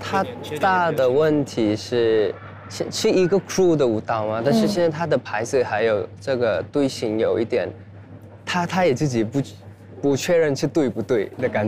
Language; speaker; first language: Chinese; non-native, learner; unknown